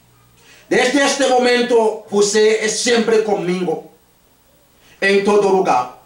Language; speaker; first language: Portuguese; non-native, learner; Haitian Creole